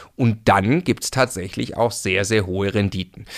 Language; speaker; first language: German; native; German